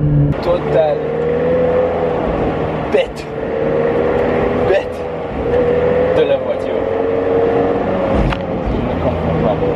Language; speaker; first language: French; non-native, learner; English